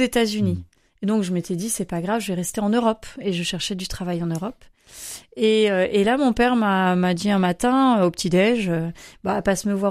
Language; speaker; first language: French; native; French